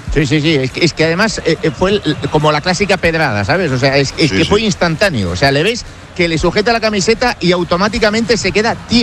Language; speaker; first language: Spanish; native; Spanish